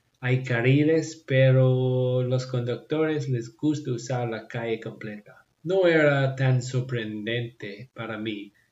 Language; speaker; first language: Spanish; non-native, learner; English